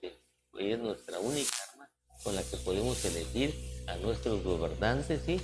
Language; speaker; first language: Spanish; native; Spanish